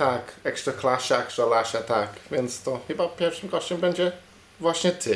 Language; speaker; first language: Polish; non-native, learner; English